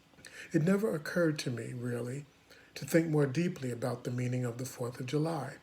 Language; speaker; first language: English; native; English